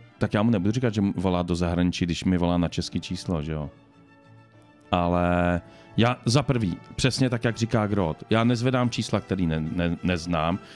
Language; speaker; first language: Czech; native; Czech